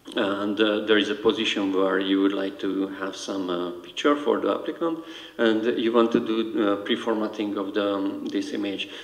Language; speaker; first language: English; non-native, fluent; Hungarian